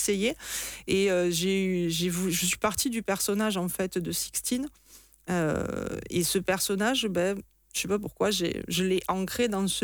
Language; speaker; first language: French; native; French